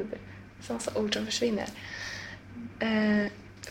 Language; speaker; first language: French; non-native, learner; Swedish